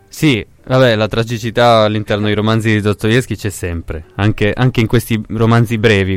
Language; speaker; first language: Italian; native; Italian